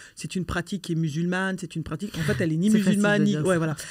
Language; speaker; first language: French; native; French